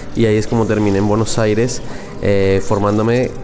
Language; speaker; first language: Spanish; native; Spanish